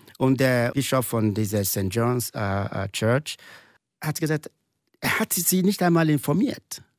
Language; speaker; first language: German; non-native, fluent; Igbo